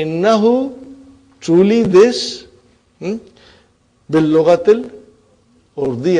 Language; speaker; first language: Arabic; non-native, fluent; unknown